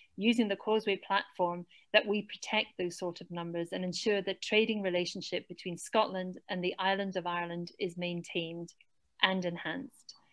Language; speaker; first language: English; native; English